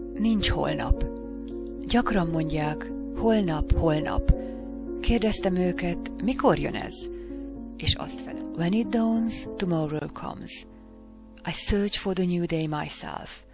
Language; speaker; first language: English; non-native, fluent; Hungarian